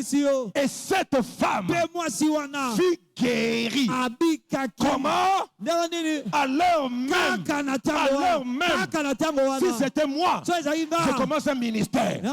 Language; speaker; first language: French; non-native, local second language; Lingala